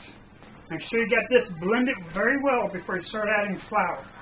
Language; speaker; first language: English; native; English